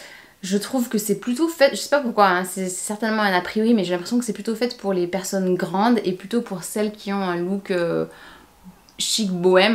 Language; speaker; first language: French; native; French